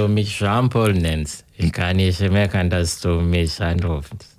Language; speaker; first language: German; non-native, learner; Kinyarwanda